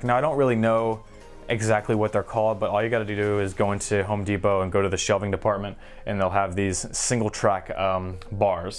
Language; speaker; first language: English; native; English